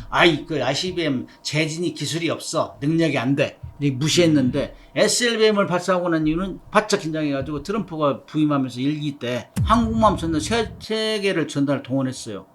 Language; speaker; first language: Korean; native; Korean